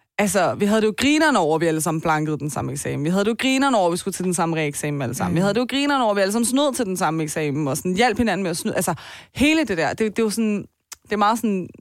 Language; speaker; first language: Danish; early bilingual, other home language; Persian